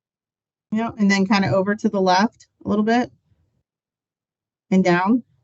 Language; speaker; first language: English; native; English